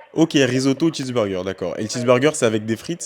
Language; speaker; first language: French; native; French